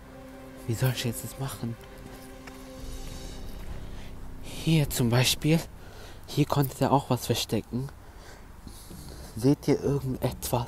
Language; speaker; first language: German; early bilingual, other home language; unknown